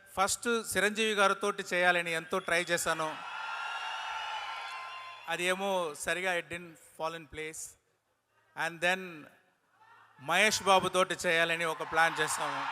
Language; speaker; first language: Telugu; non-native, learner; Tamil